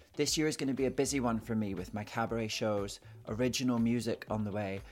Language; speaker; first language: English; native; English